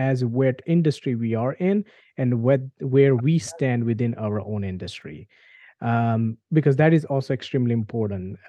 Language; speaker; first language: English; non-native, local second language; Gujarati